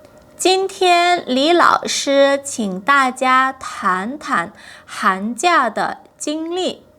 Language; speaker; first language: Chinese; non-native, fluent; Portuguese